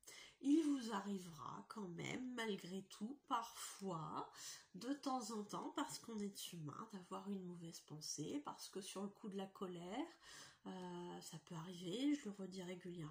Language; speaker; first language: French; native; French